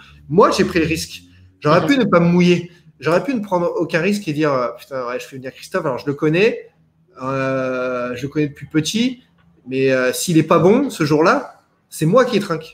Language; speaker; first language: French; native; French